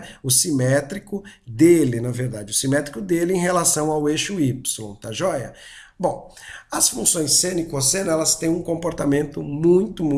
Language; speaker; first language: Portuguese; native; Portuguese